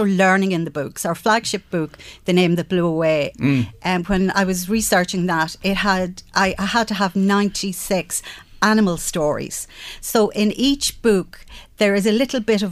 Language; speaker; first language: English; native; English